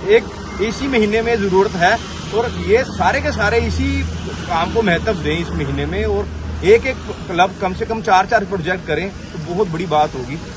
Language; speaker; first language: Hindi; non-native, local second language; Punjabi